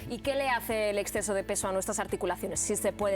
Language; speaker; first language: Spanish; native; Spanish